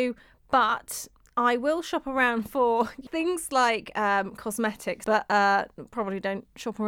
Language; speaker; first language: English; native; English